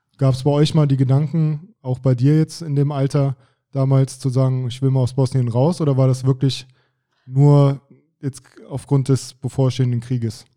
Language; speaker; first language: German; native; German